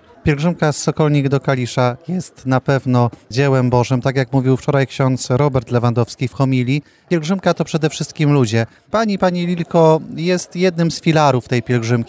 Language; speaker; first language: Polish; native; Polish